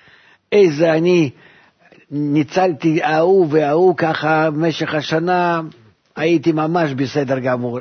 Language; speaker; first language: Hebrew; non-native, fluent; Russian